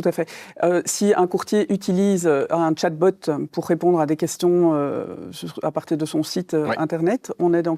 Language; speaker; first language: French; native; French